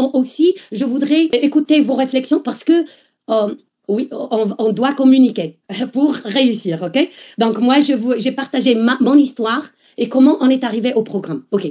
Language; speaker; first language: French; non-native, local second language; Arabic